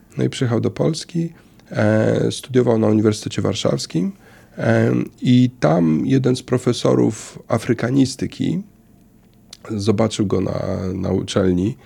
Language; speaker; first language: Polish; native; Polish